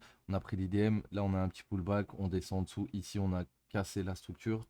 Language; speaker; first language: French; native; French